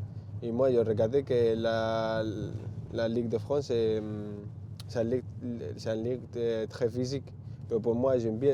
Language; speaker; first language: French; non-native, learner; Spanish